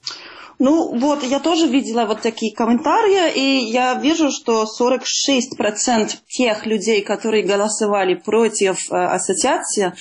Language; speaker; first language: Russian; non-native, fluent; Dutch